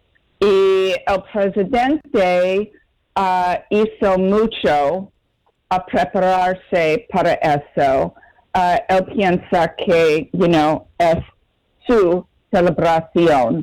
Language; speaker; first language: Spanish; non-native, fluent; English